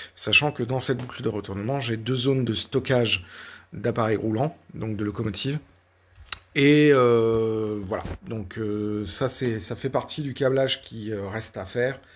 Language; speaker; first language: French; native; French